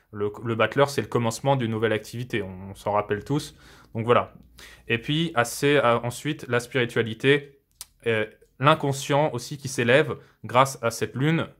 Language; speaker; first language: French; native; French